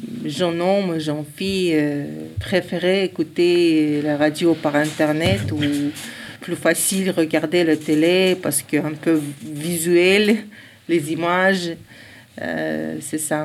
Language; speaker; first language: French; non-native, learner; Ingush